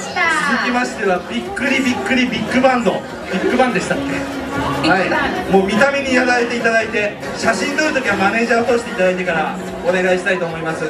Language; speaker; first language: Japanese; native; Japanese